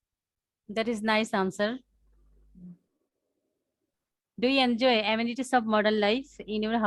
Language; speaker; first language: English; non-native, learner; Bangla